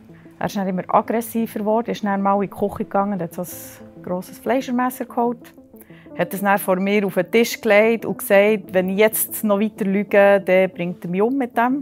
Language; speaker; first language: German; native; German